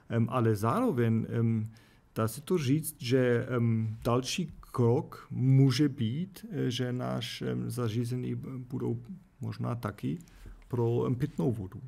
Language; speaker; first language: Czech; non-native, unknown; German